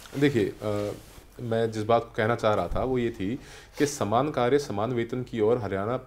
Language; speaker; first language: Hindi; native; Hindi